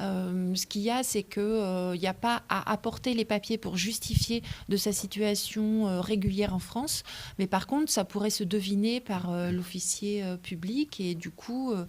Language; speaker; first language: French; native; French